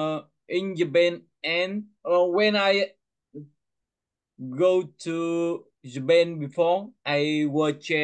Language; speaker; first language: English; non-native, learner; Vietnamese